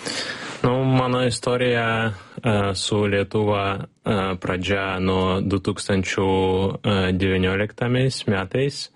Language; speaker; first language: Lithuanian; non-native, learner; Ukrainian